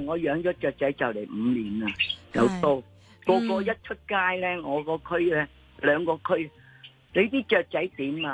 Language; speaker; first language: Cantonese; native; Cantonese